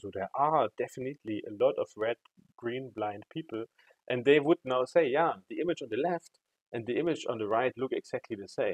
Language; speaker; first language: English; non-native, fluent; German